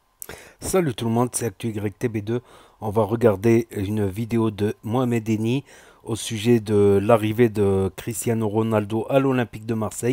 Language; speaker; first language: French; native; French